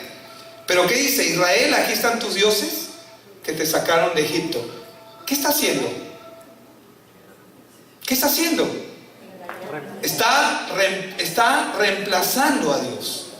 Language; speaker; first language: Spanish; native; Spanish